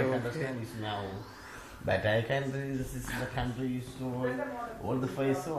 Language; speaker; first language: English; non-native, learner; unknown